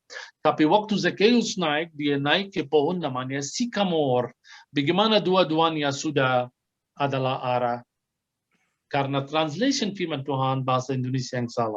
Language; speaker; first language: Indonesian; non-native, fluent; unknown